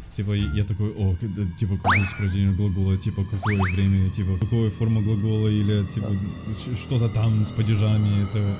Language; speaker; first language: Russian; non-native, fluent; English